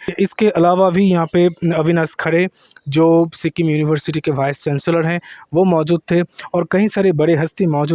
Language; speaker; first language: Hindi; non-native, local second language; Bangla